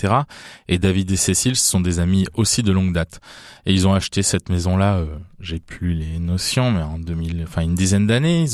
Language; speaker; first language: French; native; French